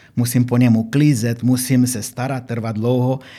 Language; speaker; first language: Czech; non-native, fluent; Romanian